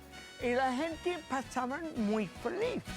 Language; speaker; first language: Spanish; non-native, fluent; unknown